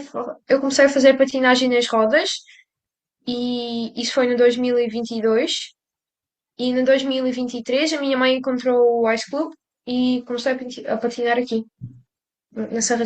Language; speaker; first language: Portuguese; early bilingual, other home language; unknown